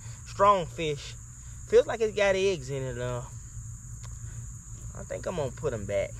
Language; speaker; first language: English; native; English